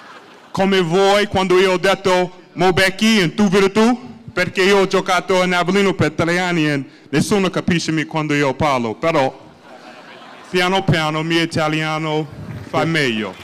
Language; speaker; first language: Italian; non-native, learner; English